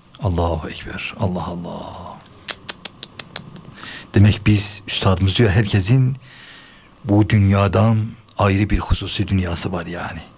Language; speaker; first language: Turkish; native; Turkish